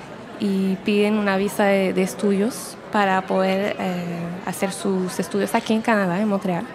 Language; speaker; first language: Spanish; non-native, fluent; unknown